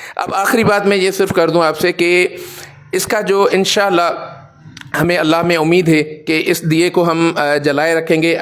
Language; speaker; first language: Urdu; non-native, local second language; Sindhi